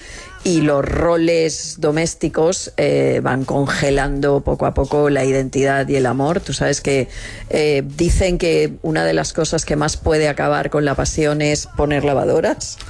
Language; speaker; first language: Spanish; native; Spanish